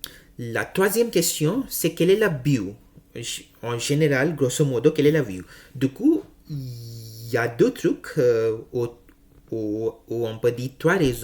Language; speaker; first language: French; non-native, learner; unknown